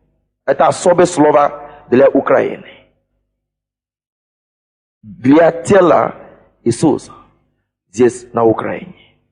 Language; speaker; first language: Russian; non-native, fluent; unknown